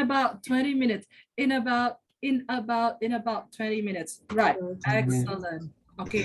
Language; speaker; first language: English; non-native, fluent; Indonesian